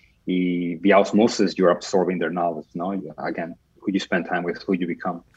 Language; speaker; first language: English; non-native, fluent; Spanish